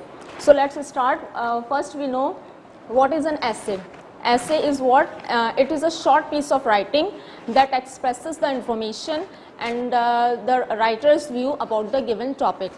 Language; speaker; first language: English; non-native, local second language; Urdu